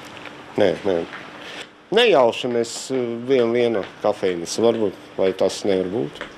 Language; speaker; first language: Latvian; non-native, local second language; Russian